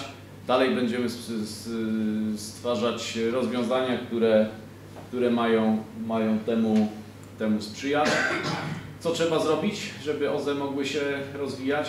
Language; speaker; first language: Polish; native; Polish